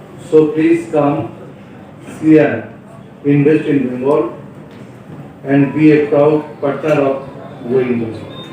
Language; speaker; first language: English; non-native, local second language; Bangla